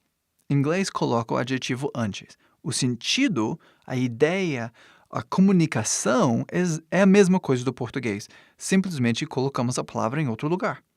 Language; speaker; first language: Portuguese; non-native, fluent; English